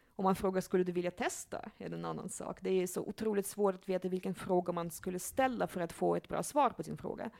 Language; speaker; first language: Swedish; early bilingual, other home language; Russian